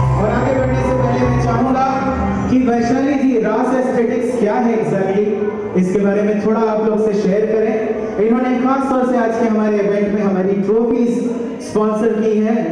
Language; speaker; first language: Hindi; native; Hindi